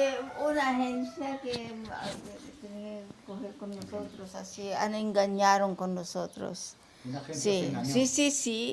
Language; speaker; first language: Spanish; non-native, learner; Filipino